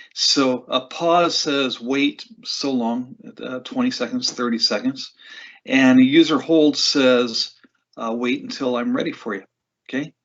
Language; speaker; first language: English; native; English